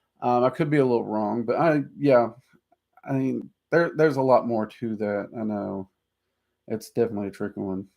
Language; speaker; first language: English; native; English